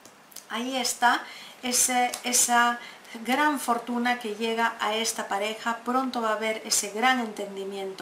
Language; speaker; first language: Spanish; native; Spanish